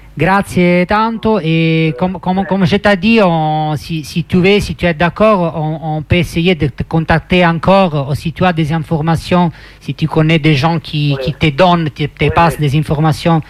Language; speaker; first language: French; non-native, fluent; Italian